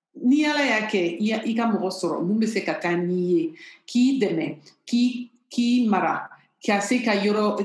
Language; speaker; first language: French; non-native, local second language; Bambara